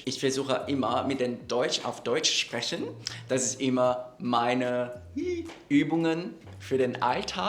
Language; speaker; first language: German; non-native, learner; English